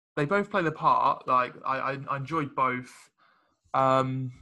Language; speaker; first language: English; native; English